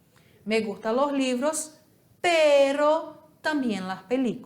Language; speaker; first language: Spanish; non-native, learner; Portuguese